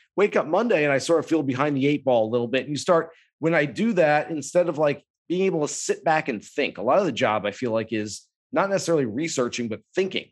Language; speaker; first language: English; native; English